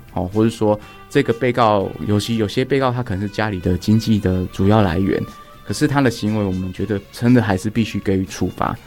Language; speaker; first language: Chinese; native; Chinese